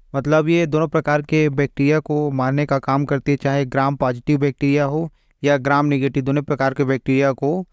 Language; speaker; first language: Hindi; native; Hindi